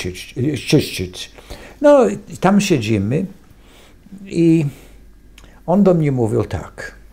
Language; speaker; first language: Polish; non-native, fluent; English